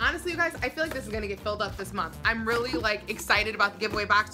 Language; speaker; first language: English; native; English